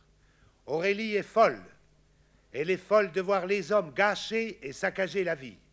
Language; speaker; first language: French; native; French